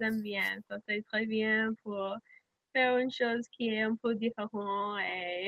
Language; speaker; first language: French; non-native, learner; English